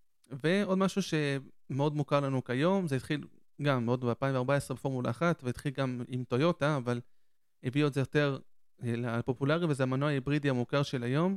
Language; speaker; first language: Hebrew; native; Hebrew